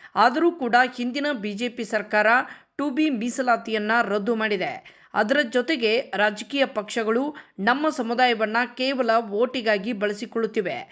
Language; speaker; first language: Kannada; native; Kannada